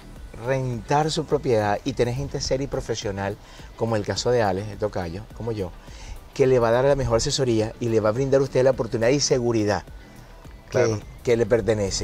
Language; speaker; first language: Spanish; native; Spanish